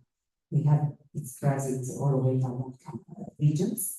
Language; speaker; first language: English; non-native, fluent; Italian